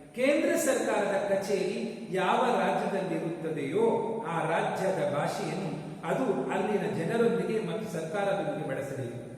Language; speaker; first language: Kannada; native; Kannada